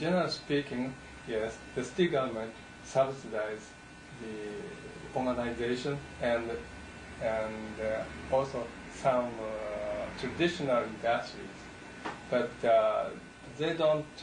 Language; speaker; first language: English; non-native, learner; Japanese